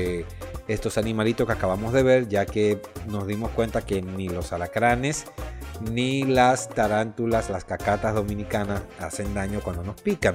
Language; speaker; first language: Spanish; native; Spanish